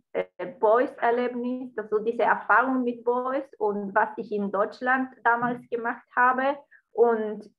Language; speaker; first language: German; non-native, fluent; Spanish